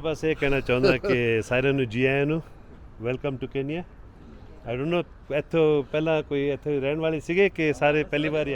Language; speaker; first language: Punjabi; early bilingual, heritage; Punjabi